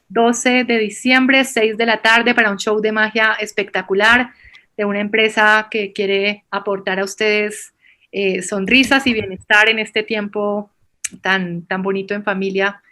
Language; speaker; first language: Spanish; native; Spanish